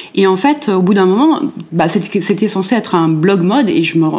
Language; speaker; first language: French; early bilingual, other home language; German